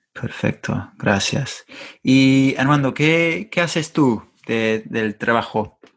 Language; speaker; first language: Spanish; non-native, fluent; English